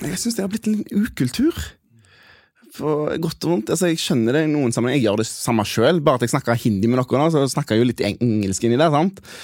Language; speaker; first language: Norwegian; early bilingual, other home language; Hindi